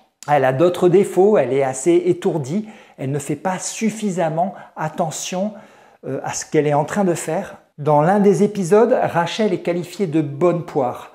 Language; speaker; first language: French; native; French